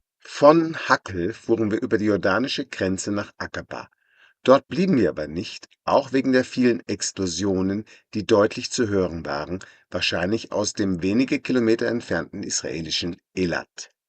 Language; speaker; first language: German; native; German